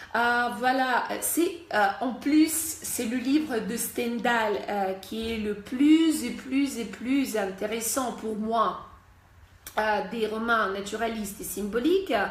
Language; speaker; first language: French; non-native, fluent; Russian